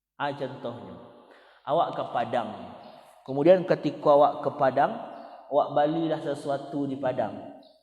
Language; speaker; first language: Malay; non-native, local second language; Minangkabau